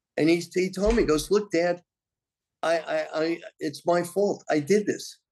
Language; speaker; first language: English; native; English